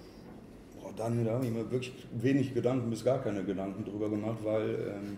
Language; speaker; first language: German; native; German